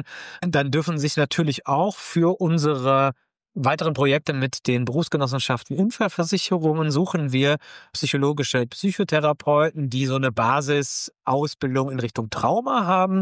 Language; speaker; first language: German; native; German